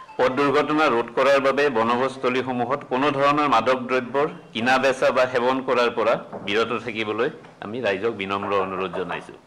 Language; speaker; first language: Assamese; native; Assamese